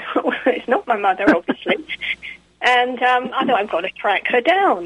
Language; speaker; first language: English; native; English